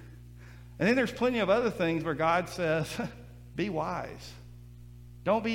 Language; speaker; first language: English; native; English